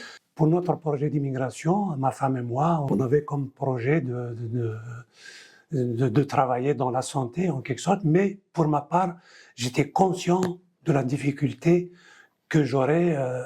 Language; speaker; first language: French; non-native, local second language; Kabyle